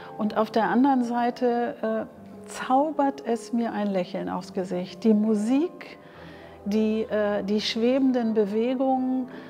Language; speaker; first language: German; native; German